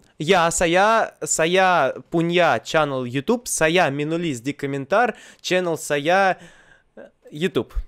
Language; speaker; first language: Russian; native; Russian